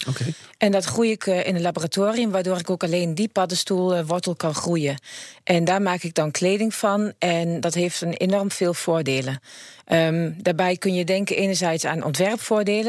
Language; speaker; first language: Dutch; native; Dutch